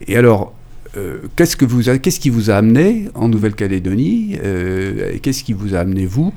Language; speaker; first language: French; native; French